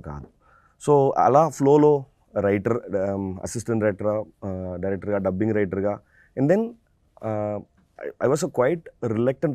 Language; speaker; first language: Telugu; non-native, fluent; Tamil